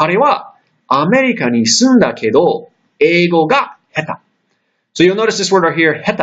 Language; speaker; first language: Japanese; non-native, fluent; English